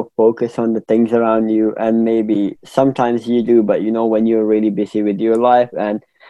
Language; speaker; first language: English; non-native, local second language; Pashto